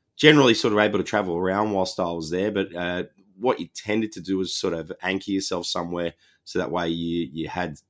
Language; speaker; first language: English; native; English